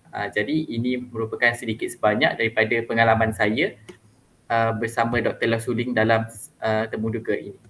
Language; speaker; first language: Malay; native; Malay